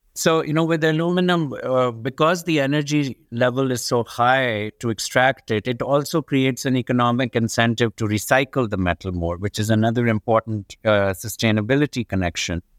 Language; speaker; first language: English; non-native, local second language; Urdu